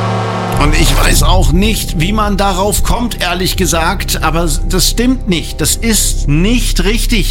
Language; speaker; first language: German; native; German